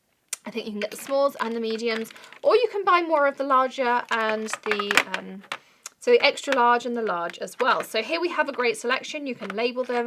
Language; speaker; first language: English; native; English